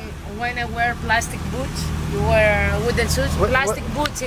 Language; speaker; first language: English; non-native, learner; Dutch